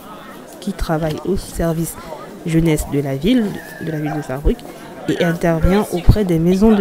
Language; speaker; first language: French; native; French